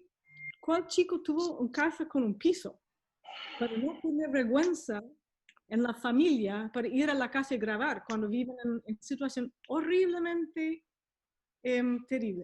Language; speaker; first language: Spanish; non-native, fluent; English